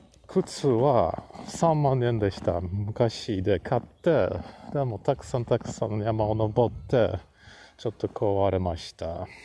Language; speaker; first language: Japanese; non-native, learner; Polish